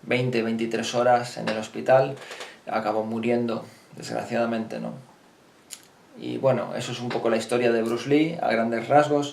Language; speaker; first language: Spanish; native; Spanish